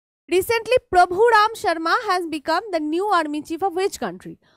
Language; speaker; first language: English; non-native, local second language; Bangla